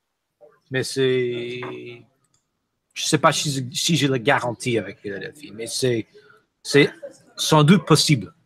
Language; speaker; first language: French; non-native, fluent; English